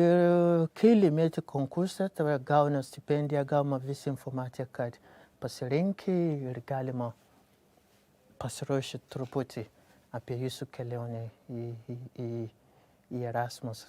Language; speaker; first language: Lithuanian; non-native, learner; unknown